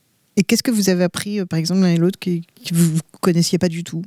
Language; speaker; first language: French; native; French